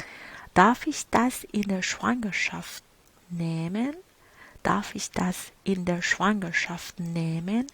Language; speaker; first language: German; non-native, fluent; Persian